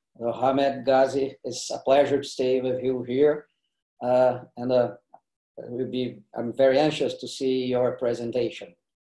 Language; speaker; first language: English; non-native, fluent; Portuguese